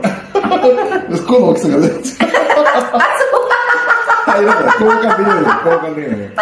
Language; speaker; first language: Japanese; native; Japanese